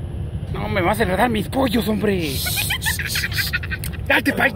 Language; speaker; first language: Spanish; native; Spanish